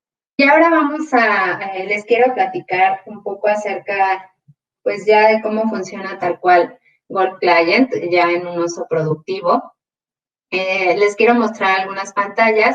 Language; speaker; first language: Spanish; native; Spanish